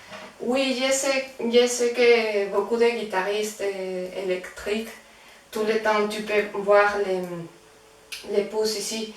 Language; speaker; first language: French; non-native, fluent; Spanish